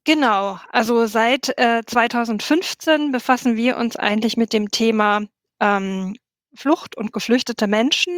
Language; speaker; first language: German; native; German